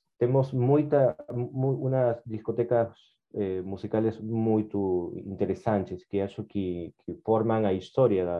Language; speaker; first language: Portuguese; non-native, fluent; Spanish